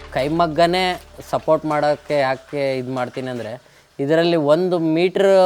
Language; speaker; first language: Kannada; native; Kannada